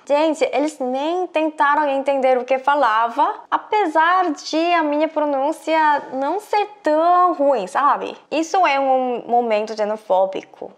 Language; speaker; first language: Portuguese; non-native, fluent; Korean